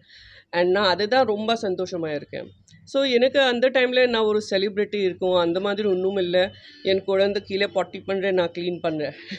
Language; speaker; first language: Tamil; non-native, learner; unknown